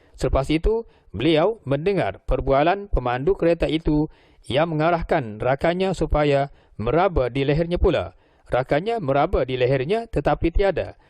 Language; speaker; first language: Malay; native; Malay